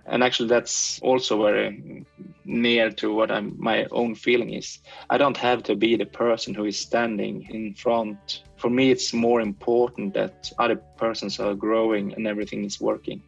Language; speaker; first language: English; non-native, fluent; Swedish